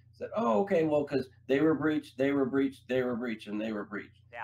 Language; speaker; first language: English; native; English